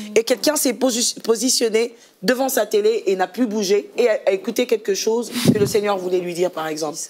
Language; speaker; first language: French; non-native, local second language; Lingala